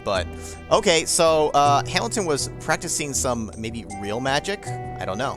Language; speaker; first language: English; native; English